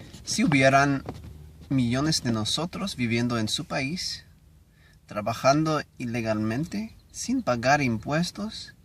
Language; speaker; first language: Spanish; non-native, learner; English